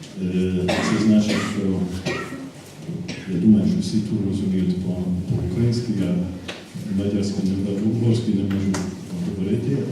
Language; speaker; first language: Ukrainian; non-native, fluent; English